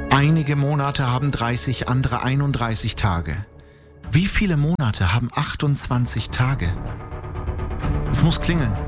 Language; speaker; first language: German; native; German